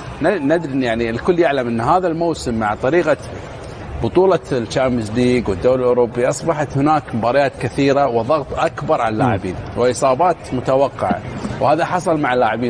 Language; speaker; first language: Arabic; native; Arabic